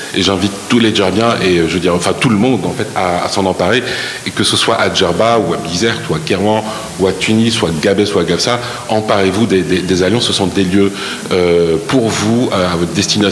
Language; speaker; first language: French; non-native, local second language; Arabic